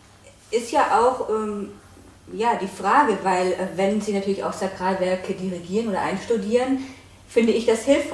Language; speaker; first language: German; native; German